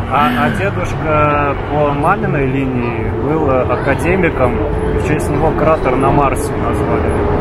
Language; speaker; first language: Russian; native; Russian